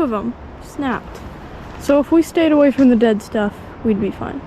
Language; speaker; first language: English; native; English